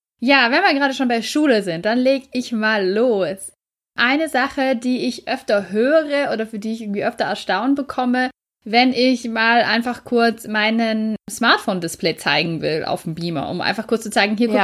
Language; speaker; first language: German; native; German